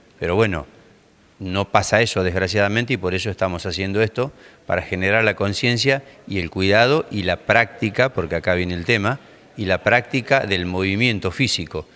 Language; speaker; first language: Spanish; native; Spanish